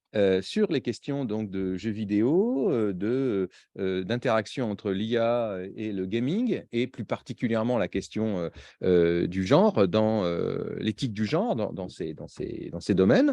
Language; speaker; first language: French; native; French